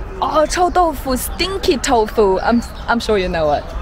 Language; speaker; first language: English; non-native, fluent; Chinese